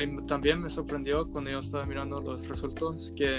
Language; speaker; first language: Spanish; non-native, learner; English